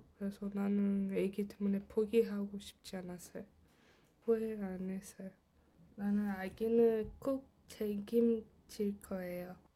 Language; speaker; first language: Korean; non-native, learner; Portuguese